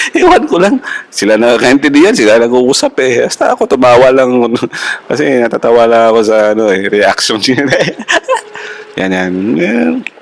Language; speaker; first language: Filipino; non-native, local second language; Hiligaynon